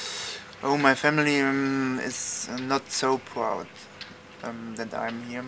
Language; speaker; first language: English; non-native, learner; German